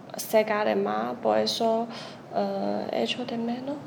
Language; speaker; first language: Spanish; non-native, learner; Chinese